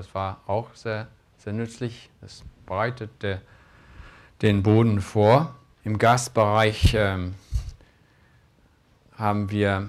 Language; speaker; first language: German; non-native, fluent; English